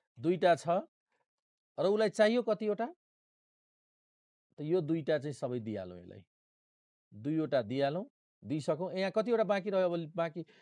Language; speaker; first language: Nepali; non-native, local second language; Maithili